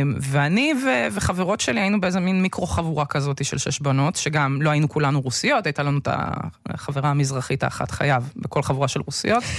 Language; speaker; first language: Hebrew; early bilingual, other home language; Russian